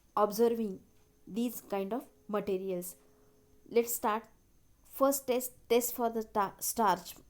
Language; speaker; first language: English; non-native, local second language; Marathi